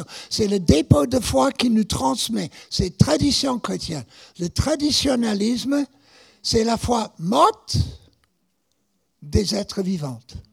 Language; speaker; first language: French; non-native, fluent; English